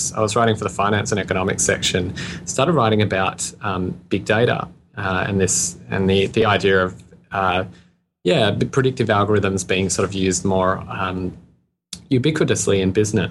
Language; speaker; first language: English; native; English